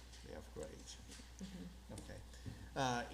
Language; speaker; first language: English; native; English